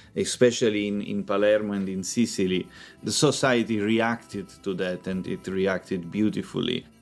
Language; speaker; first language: English; non-native, fluent; Italian